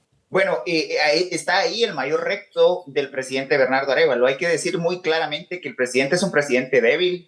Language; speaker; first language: Spanish; native; Spanish